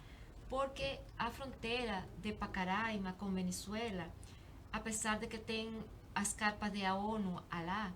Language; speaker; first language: Portuguese; non-native, learner; Spanish